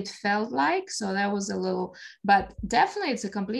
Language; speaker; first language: English; non-native, fluent; Russian